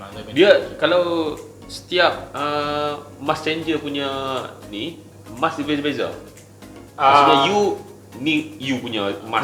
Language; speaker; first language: Malay; native; Malay